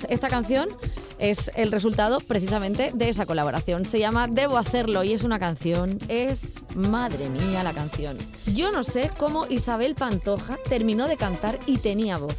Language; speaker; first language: Spanish; native; Spanish